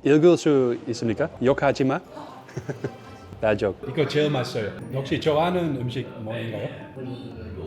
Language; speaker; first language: Korean; non-native, learner; Dutch